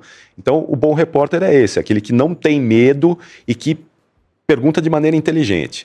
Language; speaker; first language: Portuguese; native; Portuguese